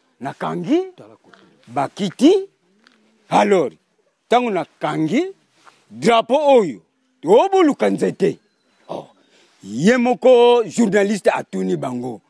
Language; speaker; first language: Lingala; non-native, local second language; Kongo